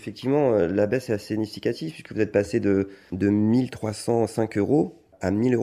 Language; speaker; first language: French; native; French